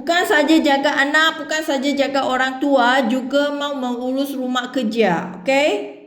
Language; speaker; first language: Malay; non-native, local second language; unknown